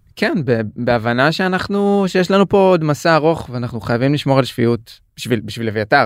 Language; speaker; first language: Hebrew; native; Hebrew